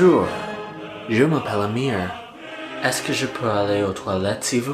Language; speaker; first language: French; non-native, learner; English